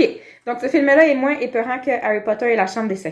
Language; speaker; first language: French; native; French